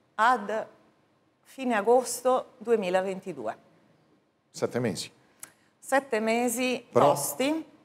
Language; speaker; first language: Italian; native; Italian